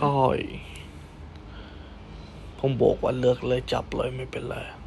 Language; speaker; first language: Thai; non-native, fluent; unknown